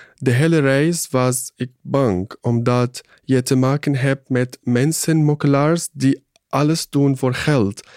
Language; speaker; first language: Dutch; non-native, fluent; Arabic